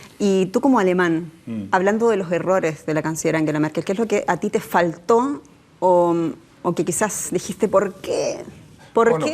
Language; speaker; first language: Spanish; native; Spanish